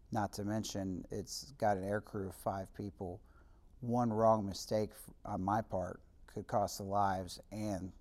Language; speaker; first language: English; native; English